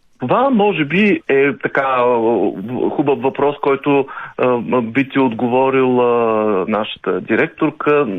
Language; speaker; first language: Bulgarian; native; Bulgarian